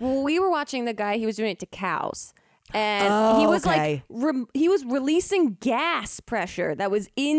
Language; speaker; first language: English; native; English